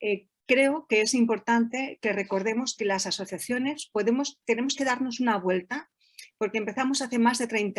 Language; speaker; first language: Spanish; native; Spanish